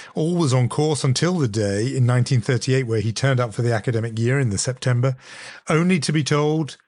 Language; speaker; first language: English; native; English